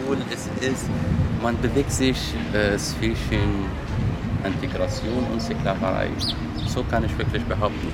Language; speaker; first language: German; non-native, fluent; Arabic